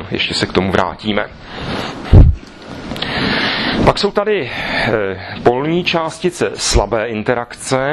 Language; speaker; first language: Czech; native; Czech